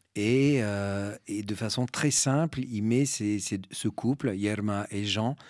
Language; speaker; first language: French; early bilingual, other home language; Spanish